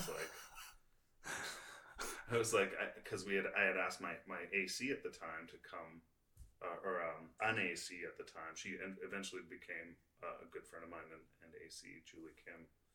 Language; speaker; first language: English; native; English